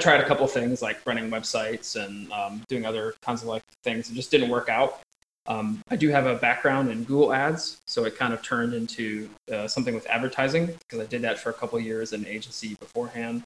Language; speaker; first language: English; native; English